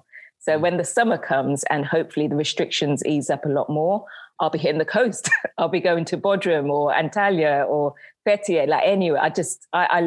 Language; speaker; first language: English; native; English